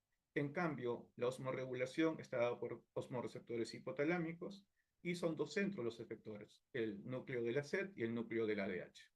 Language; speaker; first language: Spanish; native; Spanish